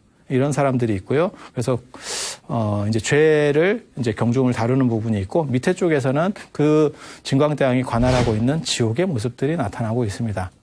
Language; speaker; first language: Korean; native; Korean